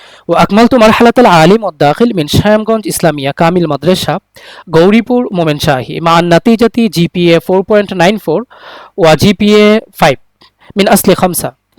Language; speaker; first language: Arabic; non-native, fluent; Bangla